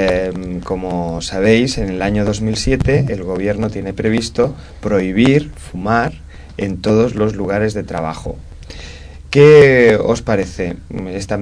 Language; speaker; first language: Spanish; native; Spanish